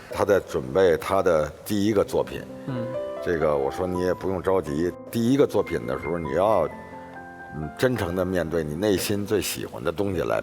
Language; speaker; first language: Chinese; native; Chinese